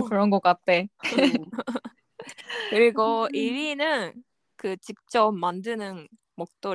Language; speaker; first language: Korean; non-native, fluent; Japanese